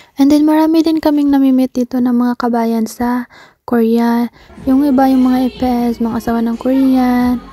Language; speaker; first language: Filipino; non-native, local second language; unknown